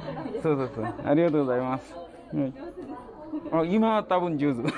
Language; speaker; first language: Japanese; non-native, learner; Bangla